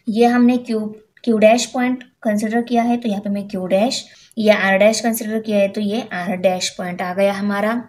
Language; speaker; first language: Hindi; non-native, local second language; Marathi